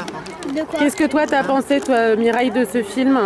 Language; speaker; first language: French; native; French